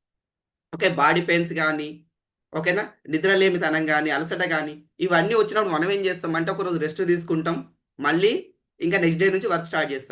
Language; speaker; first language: Telugu; native; Telugu